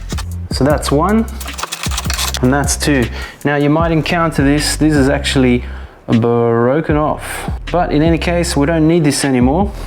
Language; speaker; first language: English; native; English